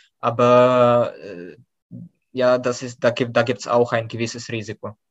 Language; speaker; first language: German; non-native, fluent; Ukrainian